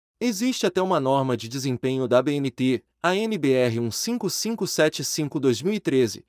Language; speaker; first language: Portuguese; native; Portuguese